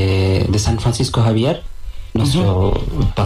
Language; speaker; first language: Spanish; non-native, learner; Bangla